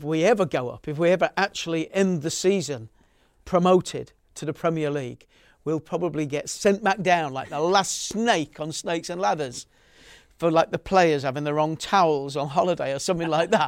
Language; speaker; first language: English; native; English